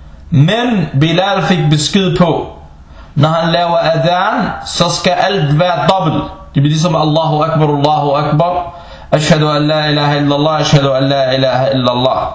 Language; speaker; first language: Danish; non-native, local second language; Arabic